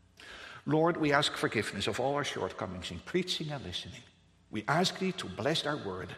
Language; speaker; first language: English; non-native, fluent; Dutch